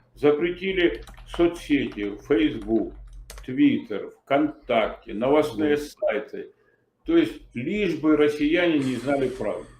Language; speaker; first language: Russian; native; Russian